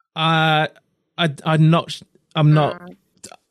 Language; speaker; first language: English; native; English